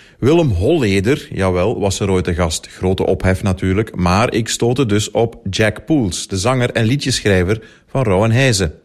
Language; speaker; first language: Dutch; native; Dutch